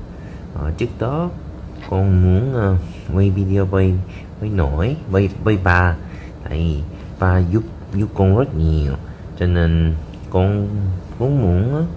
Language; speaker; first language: Vietnamese; non-native, learner; Korean